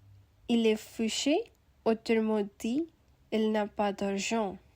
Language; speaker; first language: French; non-native, learner; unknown